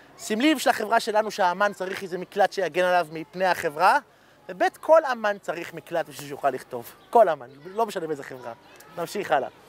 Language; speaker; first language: Hebrew; early bilingual, other home language; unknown